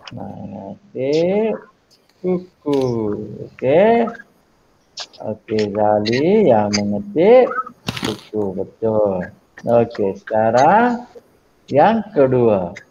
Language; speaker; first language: Malay; non-native, local second language; Tamil